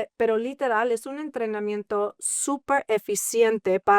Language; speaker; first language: Spanish; early bilingual, heritage; English